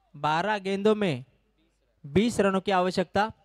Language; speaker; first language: Hindi; non-native, local second language; Marathi